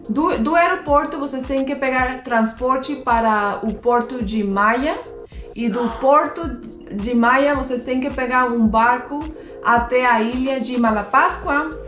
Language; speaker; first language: Portuguese; non-native, fluent; Spanish